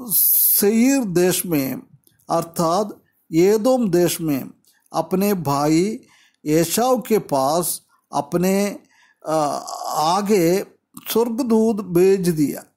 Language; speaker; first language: Hindi; non-native, local second language; Malayalam